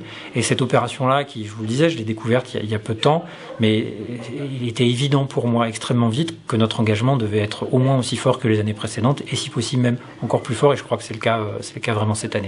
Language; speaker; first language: French; native; French